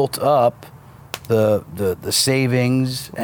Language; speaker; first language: English; native; English